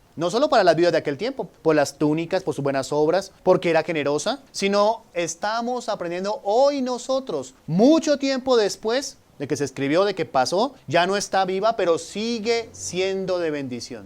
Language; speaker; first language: Spanish; native; Spanish